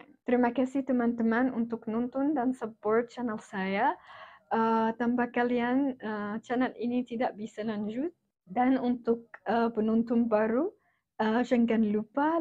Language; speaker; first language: Indonesian; non-native, fluent; Arabic